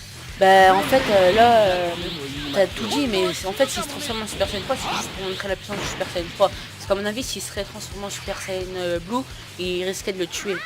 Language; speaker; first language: French; native; French